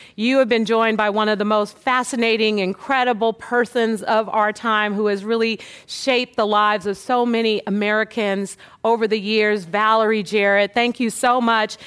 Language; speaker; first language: English; native; English